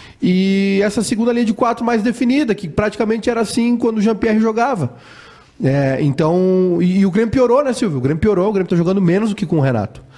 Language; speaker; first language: Portuguese; native; Portuguese